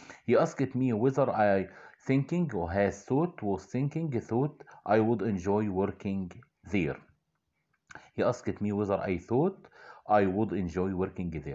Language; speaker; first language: English; non-native, fluent; Arabic